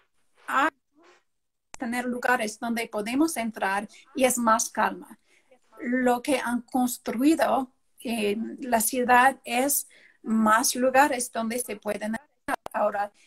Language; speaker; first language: Spanish; non-native, fluent; English